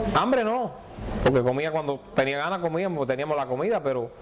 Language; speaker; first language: Spanish; native; Spanish